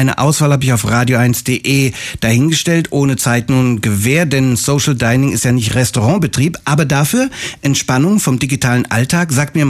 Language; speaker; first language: German; native; German